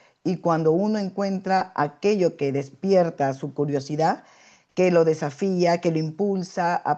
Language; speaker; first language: Spanish; native; Spanish